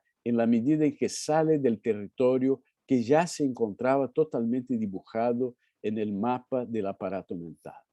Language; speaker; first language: Spanish; non-native, fluent; Portuguese